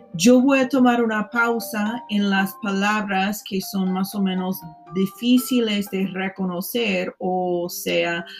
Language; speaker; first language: Spanish; non-native, fluent; English